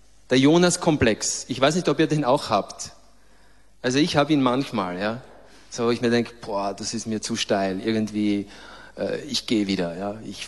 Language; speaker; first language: German; native; German